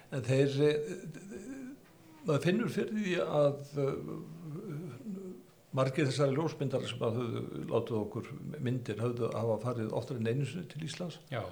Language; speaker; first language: Icelandic; native; Icelandic